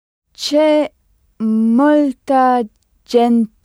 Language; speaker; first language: Italian; non-native, learner; French